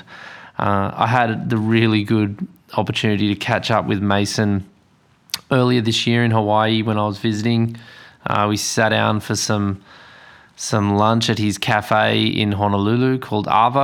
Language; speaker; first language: English; native; English